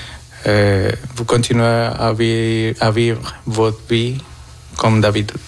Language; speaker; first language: French; non-native, fluent; Spanish